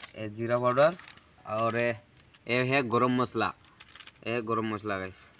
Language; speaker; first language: Hindi; non-native, local second language; Assamese